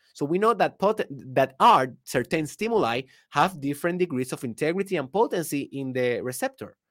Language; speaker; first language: English; non-native, fluent; Spanish